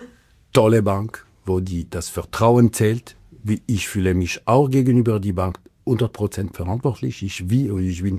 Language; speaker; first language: German; non-native, local second language; French